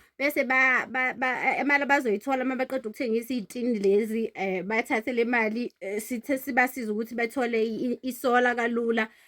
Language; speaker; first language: Zulu; native; Zulu